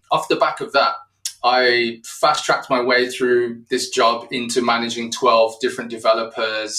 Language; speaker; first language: English; native; English